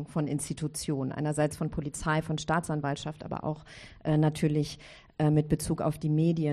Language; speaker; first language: German; native; German